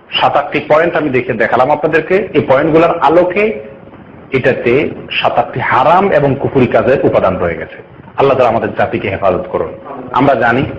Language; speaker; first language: Bangla; native; Bangla